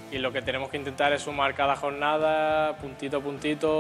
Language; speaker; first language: Spanish; native; Spanish